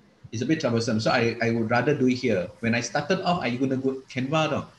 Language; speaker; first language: English; non-native, local second language; Malay